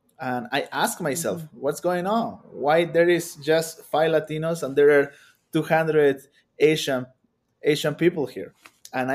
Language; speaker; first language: English; non-native, fluent; Spanish